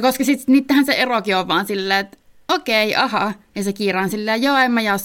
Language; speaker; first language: Finnish; native; Finnish